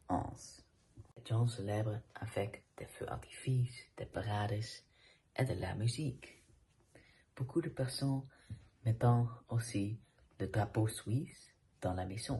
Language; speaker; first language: French; non-native, learner; Dutch